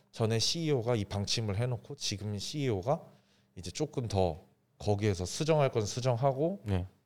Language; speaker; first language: Korean; native; Korean